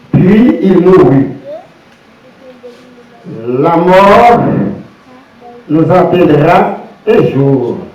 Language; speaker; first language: French; non-native, local second language; Haitian Creole